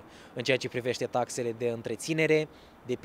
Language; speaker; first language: Romanian; native; Romanian